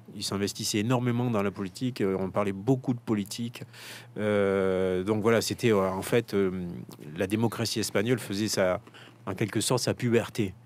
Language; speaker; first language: French; native; French